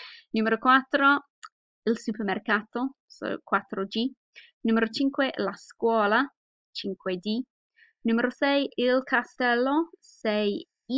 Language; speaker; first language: Italian; non-native, fluent; English